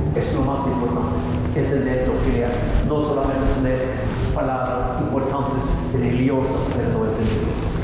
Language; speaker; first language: Spanish; non-native, fluent; Norwegian